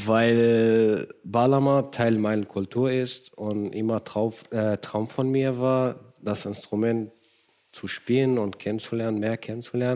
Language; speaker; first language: German; non-native, fluent; Kurdish